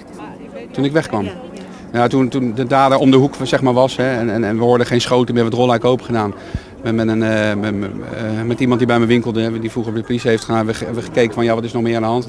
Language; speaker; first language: Dutch; native; Dutch